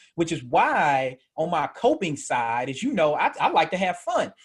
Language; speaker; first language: English; native; English